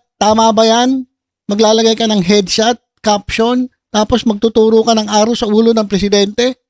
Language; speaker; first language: Filipino; native; Filipino